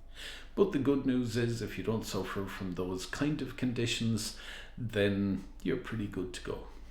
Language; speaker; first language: English; native; English